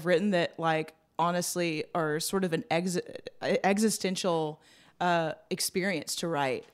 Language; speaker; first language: English; native; English